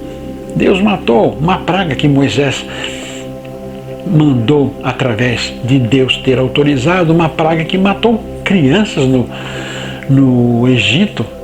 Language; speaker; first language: Portuguese; native; Portuguese